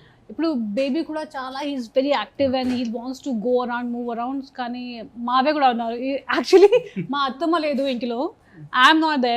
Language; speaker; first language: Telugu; non-native, fluent; Hindi